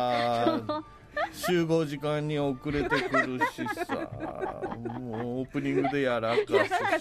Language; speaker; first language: Japanese; native; Japanese